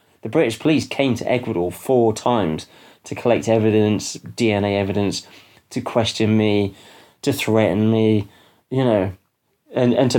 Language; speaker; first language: English; native; English